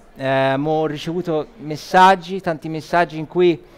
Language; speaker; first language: Italian; native; Italian